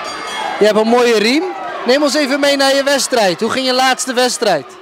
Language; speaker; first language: Dutch; native; Dutch